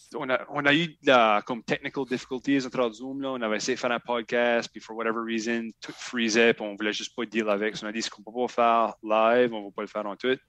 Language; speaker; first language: French; native; French